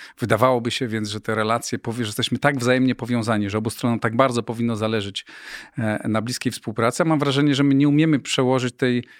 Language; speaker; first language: Polish; native; Polish